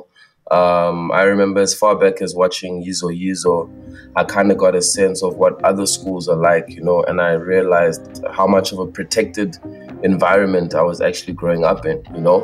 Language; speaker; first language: English; non-native, local second language; Xhosa